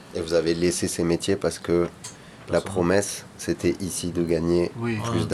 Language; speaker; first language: French; native; French